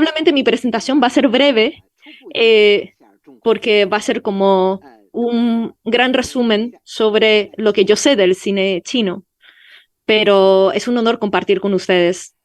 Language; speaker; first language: Spanish; non-native, fluent; Chinese